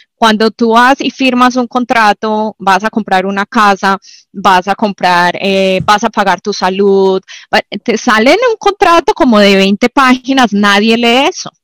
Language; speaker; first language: Spanish; native; Spanish